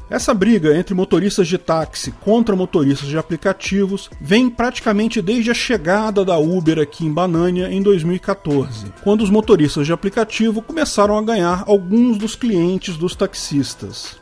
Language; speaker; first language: Portuguese; native; Portuguese